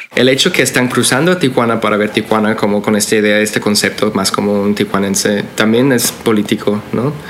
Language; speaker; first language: Spanish; non-native, fluent; English